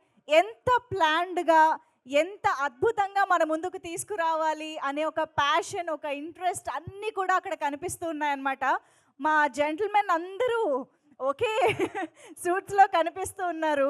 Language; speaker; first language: Telugu; native; Telugu